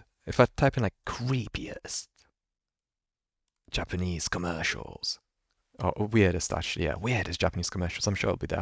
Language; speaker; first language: English; native; English